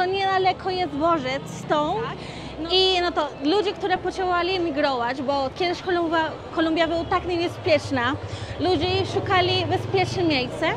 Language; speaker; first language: Polish; non-native, learner; Spanish